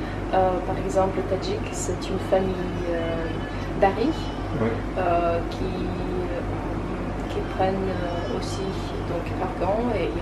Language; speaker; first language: French; non-native, fluent; Tajik